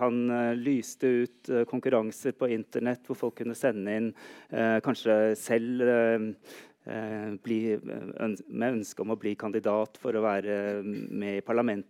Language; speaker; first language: Norwegian; native; Norwegian